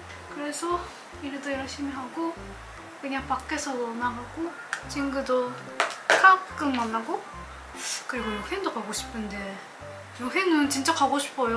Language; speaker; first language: Korean; non-native, learner; Japanese